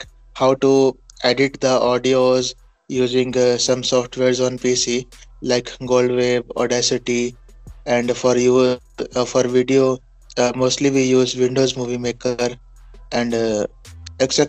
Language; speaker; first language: English; non-native, local second language; Punjabi